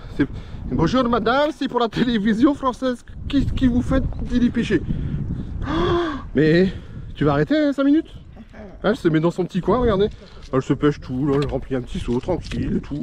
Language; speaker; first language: French; native; French